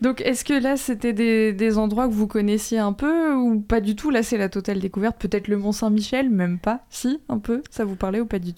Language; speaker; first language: French; native; French